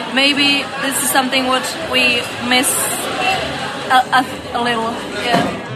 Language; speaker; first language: English; non-native, fluent; Czech